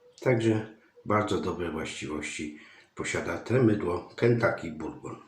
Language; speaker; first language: Polish; native; Polish